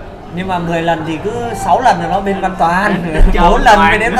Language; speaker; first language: Vietnamese; native; Vietnamese